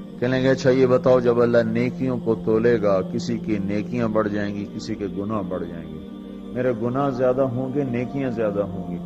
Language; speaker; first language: Urdu; non-native, local second language; Punjabi